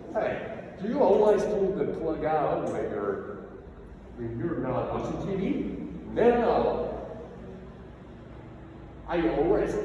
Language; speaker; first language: English; non-native, learner; Korean